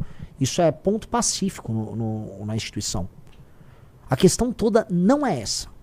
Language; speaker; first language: Portuguese; native; Portuguese